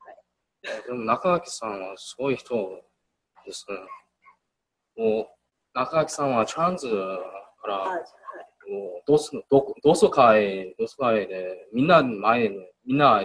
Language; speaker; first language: Japanese; non-native, learner; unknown